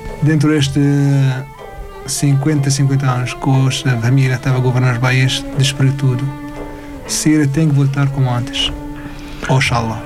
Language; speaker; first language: Portuguese; non-native, fluent; Arabic